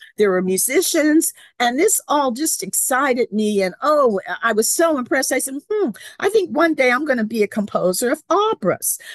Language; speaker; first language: English; native; English